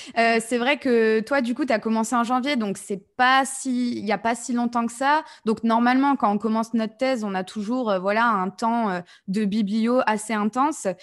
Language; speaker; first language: French; native; French